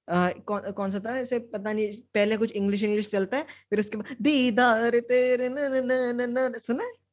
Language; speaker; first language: Hindi; native; Hindi